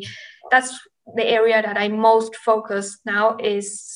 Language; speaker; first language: English; non-native, fluent; Spanish